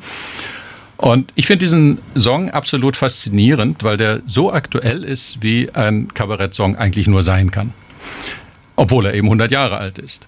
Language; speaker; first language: German; native; German